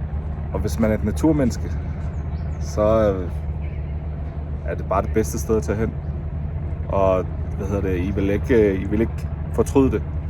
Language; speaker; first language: Danish; early bilingual, heritage; Urdu